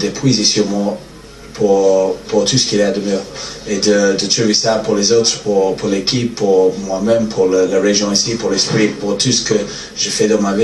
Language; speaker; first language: French; non-native, fluent; English